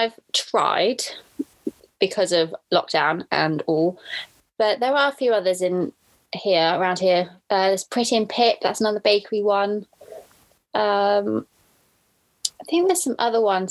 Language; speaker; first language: English; native; English